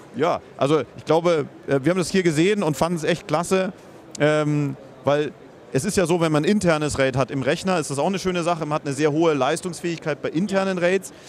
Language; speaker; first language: German; native; German